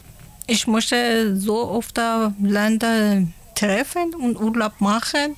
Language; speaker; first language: German; non-native, learner; Persian